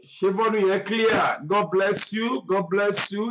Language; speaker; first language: English; non-native, local second language; Yoruba